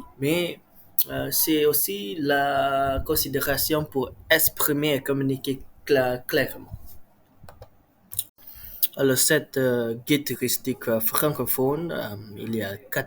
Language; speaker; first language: French; non-native, learner; Malay